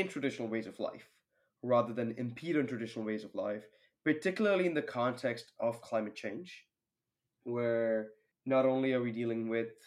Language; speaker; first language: English; non-native, local second language; Hindi